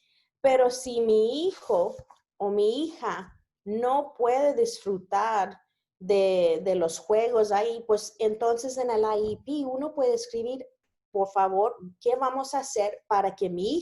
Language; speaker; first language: Spanish; early bilingual, heritage; Spanish